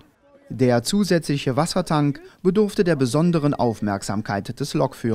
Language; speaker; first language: German; native; German